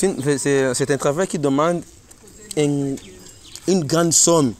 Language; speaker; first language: French; non-native, learner; Rundi